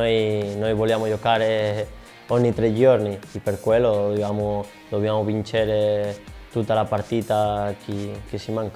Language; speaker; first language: Italian; non-native, fluent; Spanish